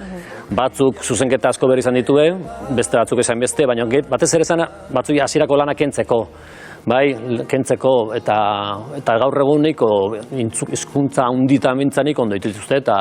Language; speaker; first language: Basque; native; Basque